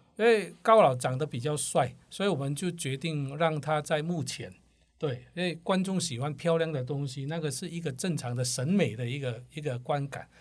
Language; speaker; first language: Chinese; non-native, local second language; Cantonese